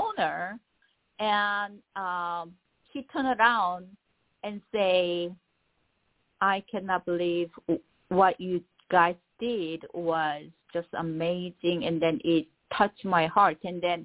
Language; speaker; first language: English; non-native, fluent; Korean